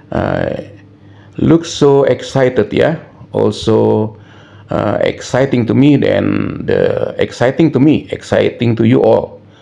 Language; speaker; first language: English; non-native, learner; Indonesian